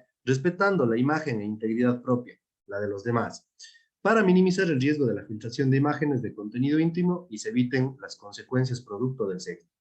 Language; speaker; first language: Spanish; native; Spanish